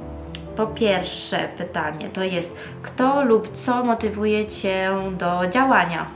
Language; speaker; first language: Polish; early bilingual, heritage; Polish